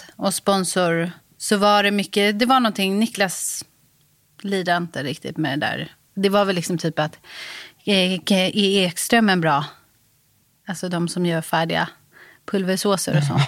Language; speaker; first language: Swedish; native; Swedish